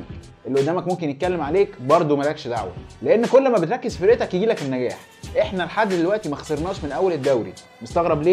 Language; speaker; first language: Arabic; native; Arabic